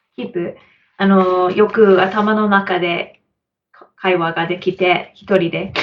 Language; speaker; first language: Japanese; non-native, learner; English